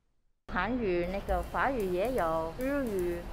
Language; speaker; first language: Chinese; non-native, learner; Vietnamese